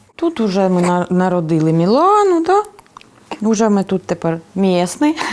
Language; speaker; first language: Ukrainian; non-native, local second language; Russian